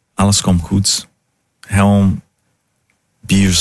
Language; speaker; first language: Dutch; non-native, fluent; Portuguese